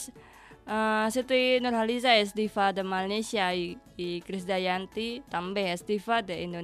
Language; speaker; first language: Catalan; non-native, learner; Indonesian